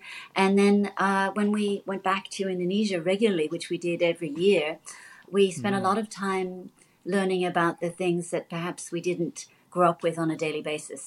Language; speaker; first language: English; native; English